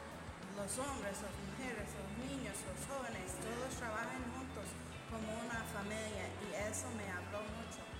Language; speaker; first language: Spanish; non-native, learner; English